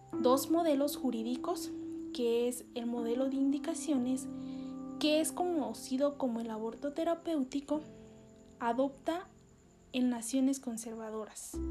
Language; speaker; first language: Spanish; native; Spanish